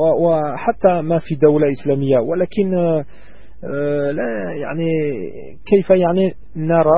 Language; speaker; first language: Arabic; non-native, learner; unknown